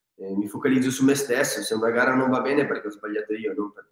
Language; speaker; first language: Italian; native; Italian